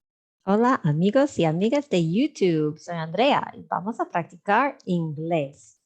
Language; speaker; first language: Spanish; non-native, fluent; English